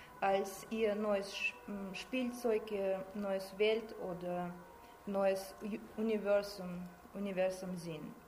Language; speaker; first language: German; non-native, learner; Russian